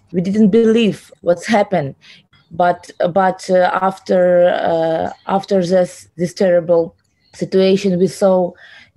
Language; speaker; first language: English; non-native, learner; Ukrainian